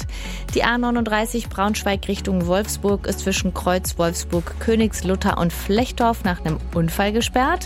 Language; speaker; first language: German; native; German